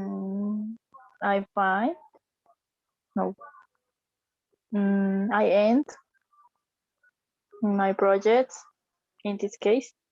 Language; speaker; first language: English; non-native, learner; Spanish